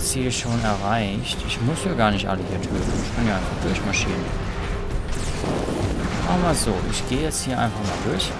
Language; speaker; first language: German; native; German